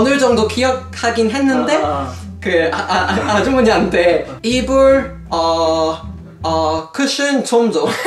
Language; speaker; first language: Korean; non-native, fluent; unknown